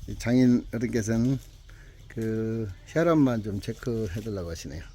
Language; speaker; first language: Korean; native; Korean